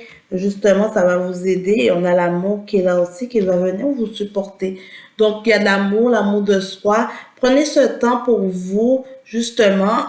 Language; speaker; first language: French; native; French